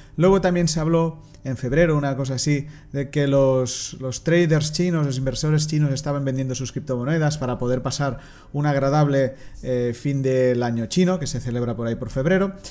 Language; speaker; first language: Spanish; non-native, local second language; Catalan